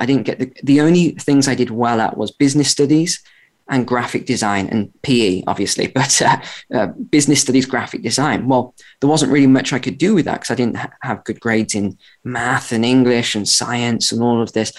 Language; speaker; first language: English; native; English